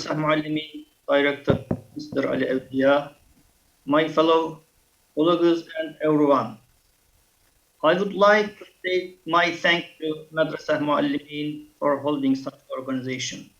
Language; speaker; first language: English; non-native, fluent; Turkish